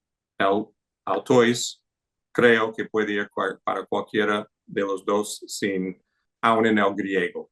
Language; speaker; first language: Spanish; non-native, fluent; English